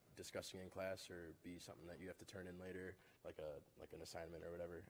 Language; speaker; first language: English; native; English